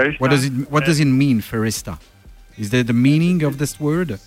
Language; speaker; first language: English; non-native, learner; French